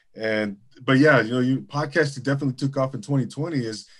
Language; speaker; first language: English; native; English